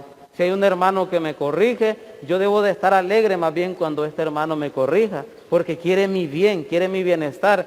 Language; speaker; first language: Spanish; native; Spanish